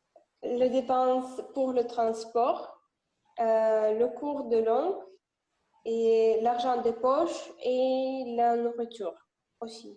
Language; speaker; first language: French; non-native, learner; Russian